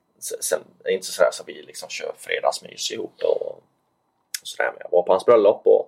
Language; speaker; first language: Swedish; native; Swedish